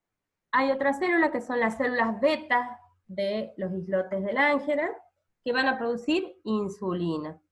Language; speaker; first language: Spanish; native; Spanish